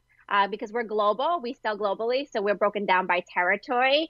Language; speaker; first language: English; native; English